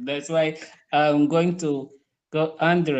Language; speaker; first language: English; non-native, fluent; Portuguese